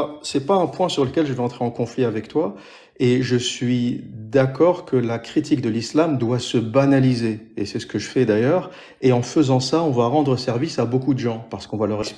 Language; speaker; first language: French; native; French